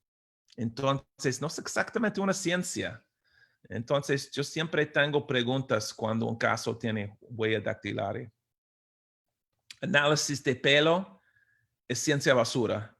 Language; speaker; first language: Spanish; non-native, fluent; English